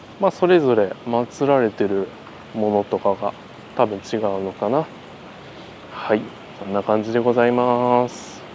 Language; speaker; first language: Japanese; native; Japanese